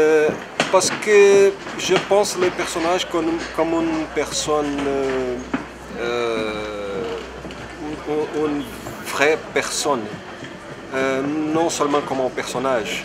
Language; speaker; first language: French; non-native, fluent; Portuguese